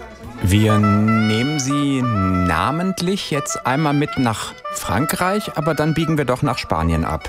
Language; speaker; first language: German; native; German